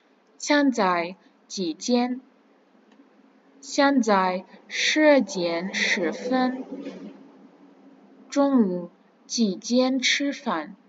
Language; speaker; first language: Chinese; non-native, fluent; Kazakh